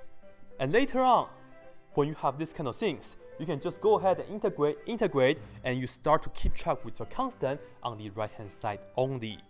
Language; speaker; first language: English; non-native, fluent; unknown